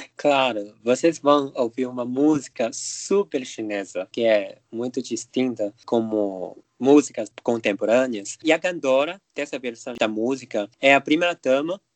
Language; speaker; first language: Portuguese; non-native, fluent; Chinese